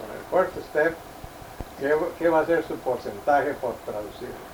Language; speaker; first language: Spanish; native; Spanish